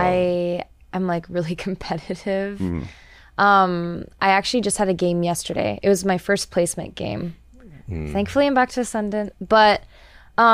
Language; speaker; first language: English; non-native, fluent; Japanese